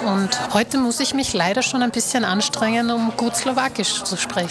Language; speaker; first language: German; early bilingual, other home language; Slovak